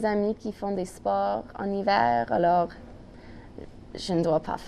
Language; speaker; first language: French; non-native, local second language; English